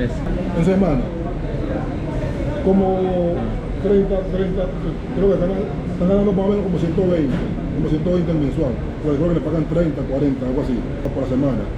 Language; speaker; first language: Spanish; native; Spanish